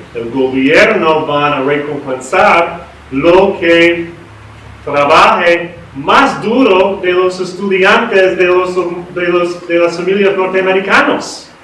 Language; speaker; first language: Spanish; non-native, learner; English